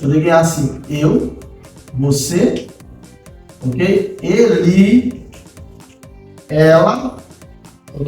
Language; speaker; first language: Portuguese; non-native, fluent; Haitian Creole